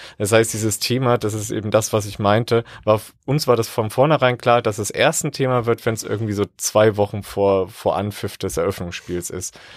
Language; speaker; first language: German; native; German